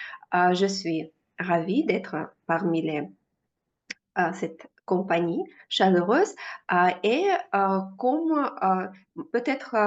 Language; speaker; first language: French; non-native, fluent; Russian